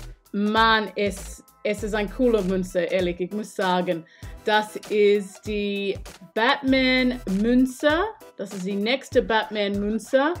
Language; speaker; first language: German; non-native, fluent; English